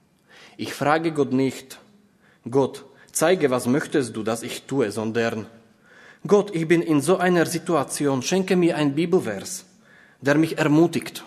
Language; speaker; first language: German; non-native, fluent; Slovak